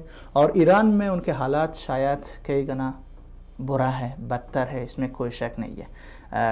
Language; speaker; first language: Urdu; non-native, fluent; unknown